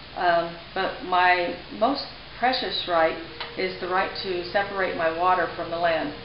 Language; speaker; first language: English; native; English